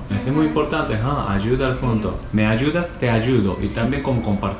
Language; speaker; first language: Spanish; non-native, learner; Japanese